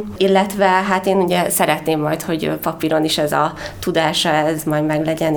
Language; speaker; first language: Hungarian; native; Hungarian